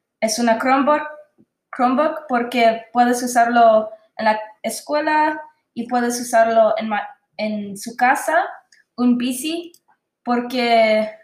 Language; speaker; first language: Spanish; non-native, learner; English